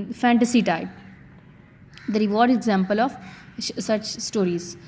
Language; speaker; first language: English; non-native, local second language; Urdu